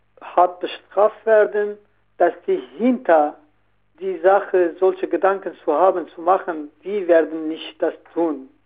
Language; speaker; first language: German; non-native, learner; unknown